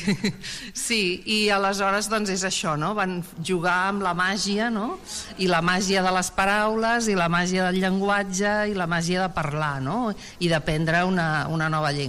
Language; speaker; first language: Catalan; native; Catalan